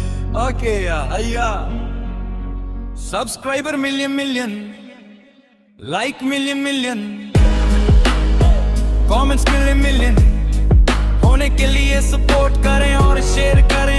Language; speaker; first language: Hindi; non-native, local second language; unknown